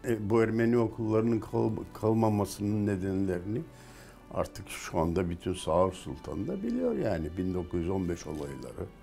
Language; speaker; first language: Turkish; native; Turkish